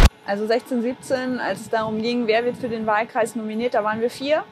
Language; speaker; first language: German; native; German